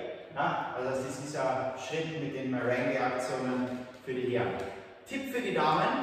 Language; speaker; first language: German; native; German